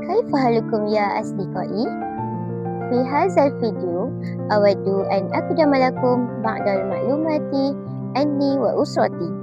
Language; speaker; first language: Arabic; non-native, learner; Malay